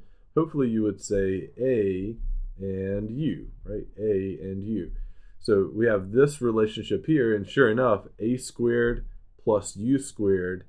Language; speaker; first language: English; native; English